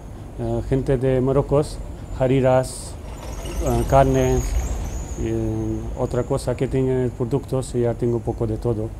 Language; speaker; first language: Spanish; non-native, learner; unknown